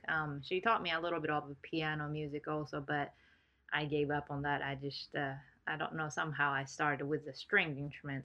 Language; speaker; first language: English; non-native, fluent; Japanese